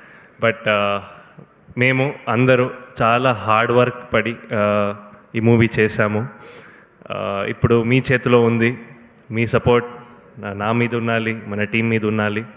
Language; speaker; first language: Telugu; non-native, learner; Kannada